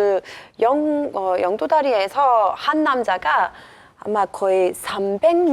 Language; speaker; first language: Korean; non-native, fluent; English